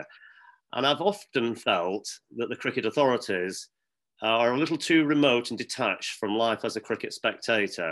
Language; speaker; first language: English; native; English